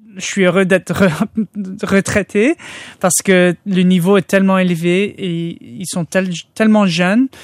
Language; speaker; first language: French; non-native, local second language; English